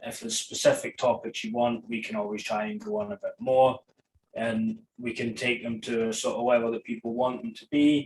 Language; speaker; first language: English; native; English